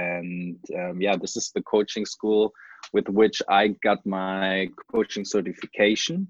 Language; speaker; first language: English; non-native, fluent; German